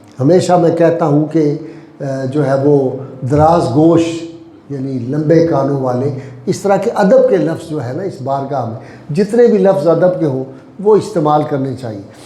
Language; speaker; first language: Urdu; non-native, local second language; Punjabi